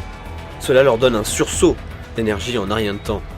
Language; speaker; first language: French; native; French